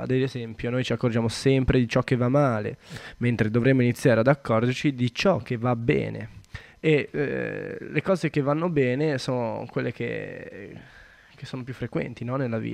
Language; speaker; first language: Italian; native; Italian